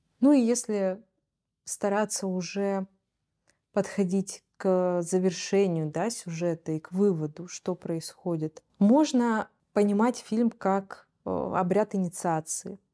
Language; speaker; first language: Russian; native; Russian